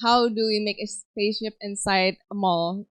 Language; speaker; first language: English; non-native, fluent; Indonesian